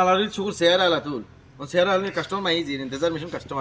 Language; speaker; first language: Arabic; non-native, learner; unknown